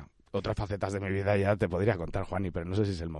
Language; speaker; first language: Spanish; native; Spanish